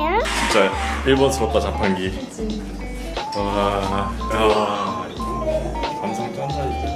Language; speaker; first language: Korean; native; Korean